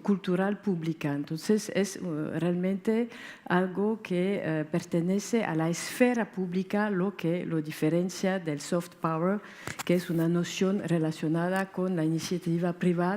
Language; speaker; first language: Spanish; non-native, fluent; French